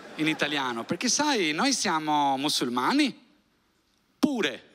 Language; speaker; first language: Italian; early bilingual, other home language; Albanian